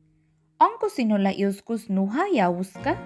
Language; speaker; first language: Finnish; non-native, learner; Bangla